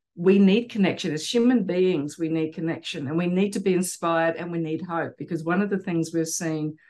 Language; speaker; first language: English; native; English